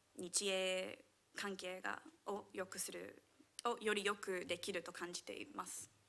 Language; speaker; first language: Japanese; non-native, fluent; English